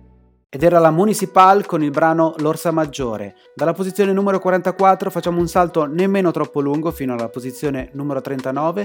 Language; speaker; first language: Italian; native; Italian